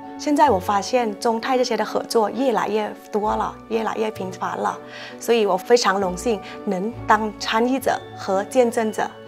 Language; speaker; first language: Chinese; non-native, fluent; Thai